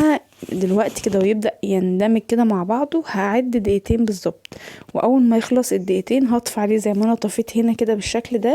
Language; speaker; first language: Arabic; native; Arabic